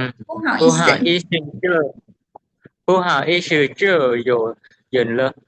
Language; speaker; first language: Chinese; non-native, learner; Lao